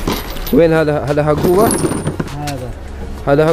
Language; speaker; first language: Arabic; non-native, learner; Filipino